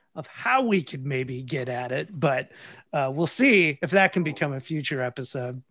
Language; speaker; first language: English; native; English